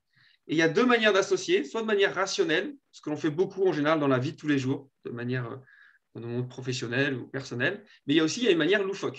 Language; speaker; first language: French; native; French